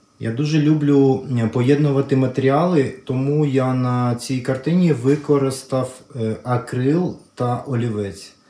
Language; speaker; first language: Ukrainian; non-native, local second language; Russian